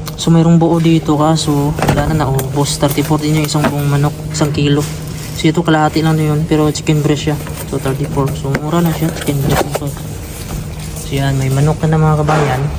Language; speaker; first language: Filipino; native; Filipino